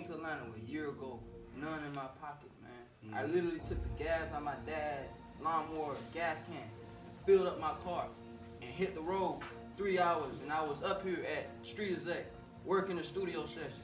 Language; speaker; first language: English; non-native, fluent; Haitian Creole